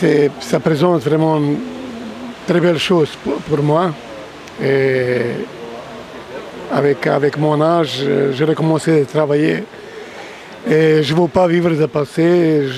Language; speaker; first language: French; non-native, fluent; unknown